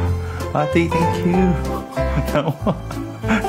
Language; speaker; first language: English; non-native, learner; Thai